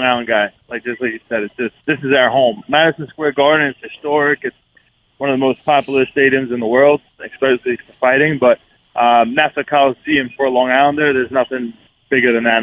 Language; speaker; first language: English; native; English